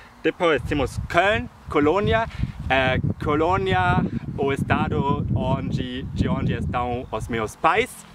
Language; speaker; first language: Portuguese; non-native, fluent; German